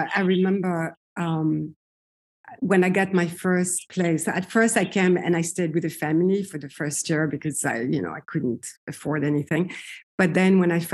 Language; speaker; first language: English; non-native, fluent; French